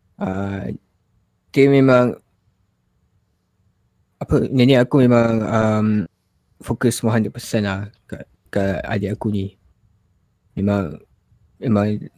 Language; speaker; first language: Malay; native; Malay